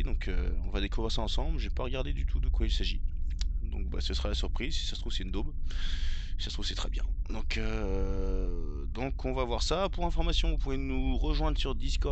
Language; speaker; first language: French; native; French